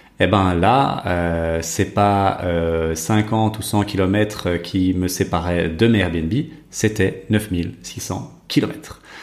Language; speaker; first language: French; native; French